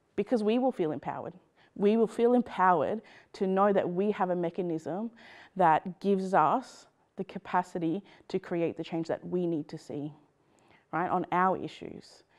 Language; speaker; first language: English; native; English